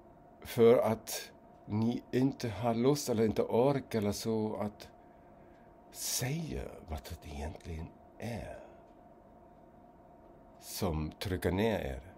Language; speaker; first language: Swedish; non-native, fluent; German